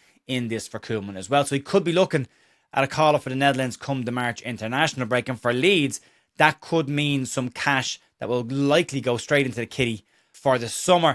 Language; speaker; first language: English; native; English